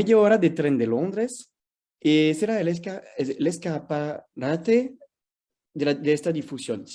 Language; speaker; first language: Spanish; non-native, fluent; French